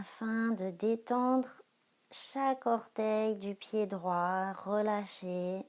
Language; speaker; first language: French; native; French